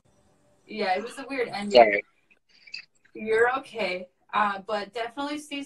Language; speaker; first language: English; native; English